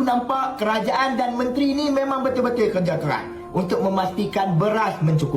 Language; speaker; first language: Malay; native; Malay